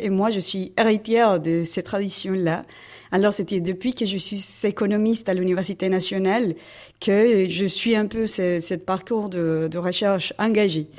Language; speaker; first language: French; non-native, fluent; Spanish